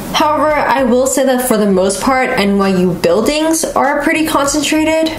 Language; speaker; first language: English; native; English